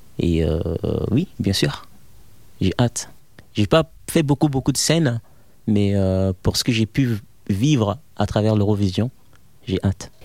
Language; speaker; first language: French; non-native, fluent; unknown